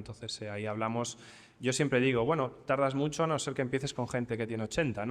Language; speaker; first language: Spanish; native; Spanish